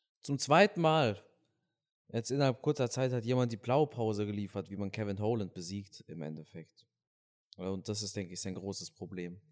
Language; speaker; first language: German; native; German